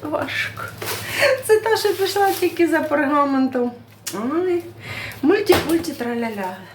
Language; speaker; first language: Ukrainian; non-native, local second language; Russian